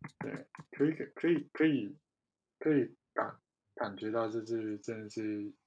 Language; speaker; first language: Chinese; native; Chinese